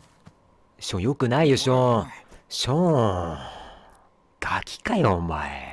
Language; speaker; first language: Japanese; native; Japanese